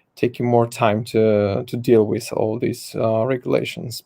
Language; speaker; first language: English; non-native, fluent; Polish